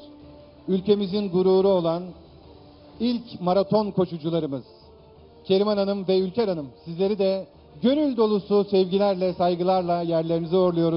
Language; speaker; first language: Turkish; native; Turkish